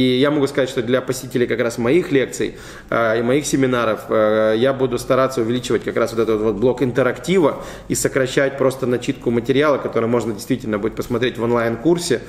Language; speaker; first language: Russian; native; Russian